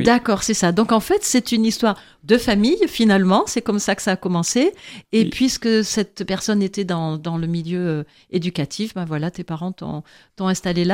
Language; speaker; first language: French; native; French